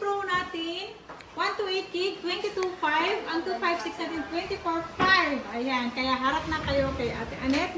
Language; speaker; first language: Filipino; native; Filipino